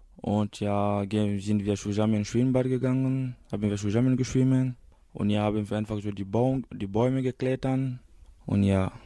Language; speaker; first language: German; non-native, learner; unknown